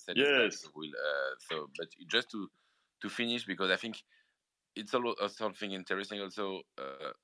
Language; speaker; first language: English; non-native, fluent; French